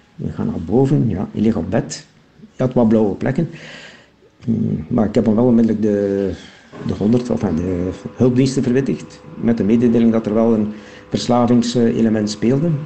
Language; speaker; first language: Dutch; native; Dutch